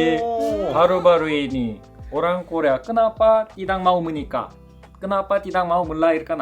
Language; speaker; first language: Indonesian; non-native, fluent; Korean